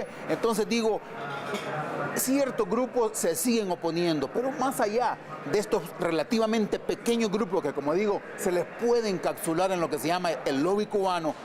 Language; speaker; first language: Spanish; native; Spanish